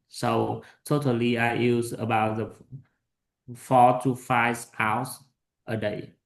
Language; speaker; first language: English; non-native, learner; Vietnamese